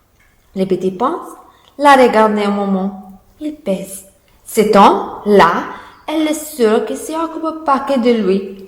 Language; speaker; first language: French; non-native, learner; Italian